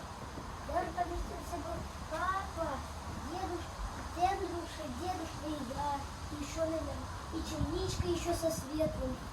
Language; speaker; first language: Russian; native; Russian